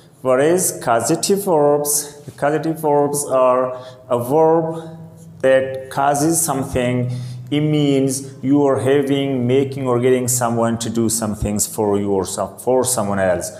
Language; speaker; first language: English; non-native, local second language; Hindi